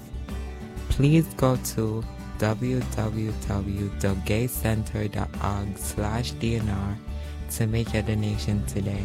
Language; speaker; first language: English; non-native, local second language; Kinyarwanda